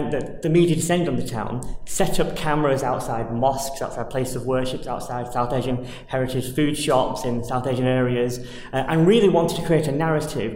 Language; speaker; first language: English; native; English